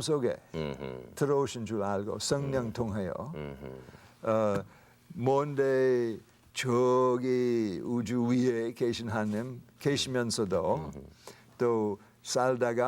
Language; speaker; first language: Korean; non-native, fluent; English